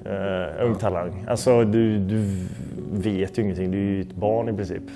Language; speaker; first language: Swedish; native; Swedish